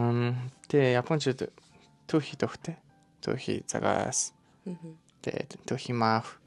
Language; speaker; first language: Mongolian; non-native, learner; Japanese